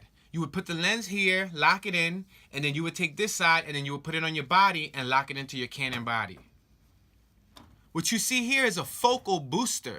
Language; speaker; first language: English; native; English